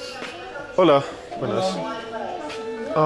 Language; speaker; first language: Spanish; non-native, learner; English